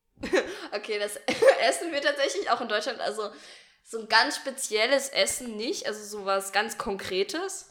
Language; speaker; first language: German; native; German